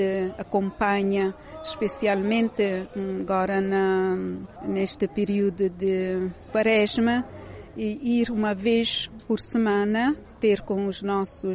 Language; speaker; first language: Portuguese; non-native, local second language; Kabuverdianu